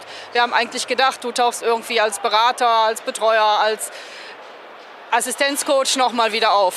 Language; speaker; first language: German; native; German